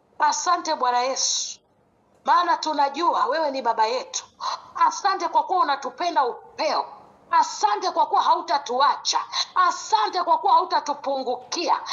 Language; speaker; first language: Swahili; native; Swahili